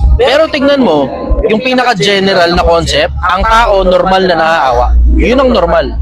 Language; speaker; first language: Filipino; native; Filipino